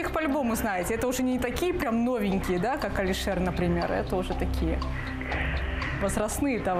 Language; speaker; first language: Russian; native; Russian